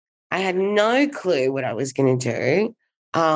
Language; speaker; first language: English; native; English